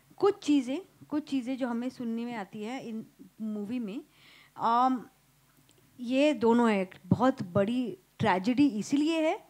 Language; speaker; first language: Hindi; native; Hindi